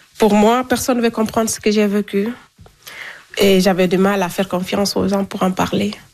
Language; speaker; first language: French; non-native, local second language; Fula